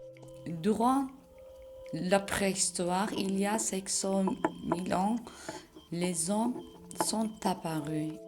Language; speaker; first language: French; non-native, learner; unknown